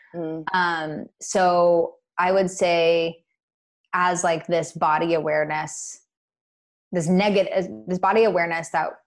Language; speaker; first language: English; native; English